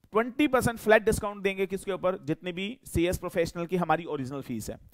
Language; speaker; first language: Hindi; native; Hindi